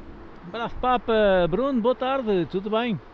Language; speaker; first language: Portuguese; native; Portuguese